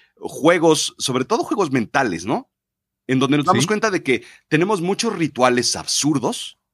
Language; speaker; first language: Spanish; native; Spanish